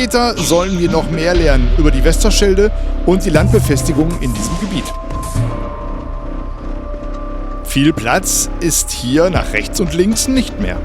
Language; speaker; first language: German; native; German